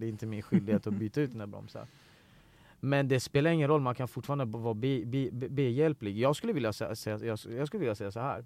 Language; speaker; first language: Swedish; early bilingual, other home language; Persian